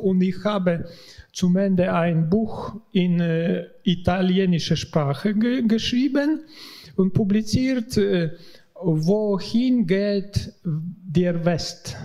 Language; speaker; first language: German; non-native, learner; Latvian